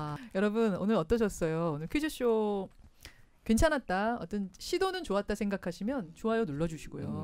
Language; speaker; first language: Korean; native; Korean